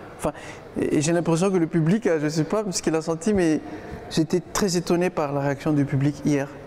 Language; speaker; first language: French; non-native, local second language; Malagasy